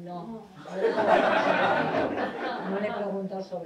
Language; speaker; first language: Spanish; native; Spanish